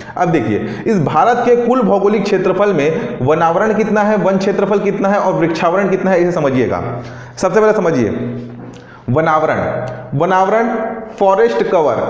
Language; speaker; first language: Hindi; native; Hindi